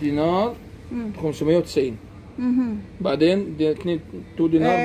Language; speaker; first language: Arabic; non-native, learner; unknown